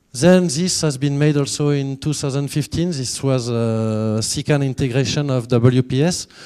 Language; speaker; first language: English; non-native, fluent; French